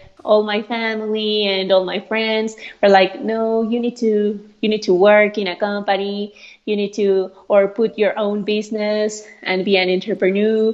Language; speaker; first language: English; non-native, fluent; Spanish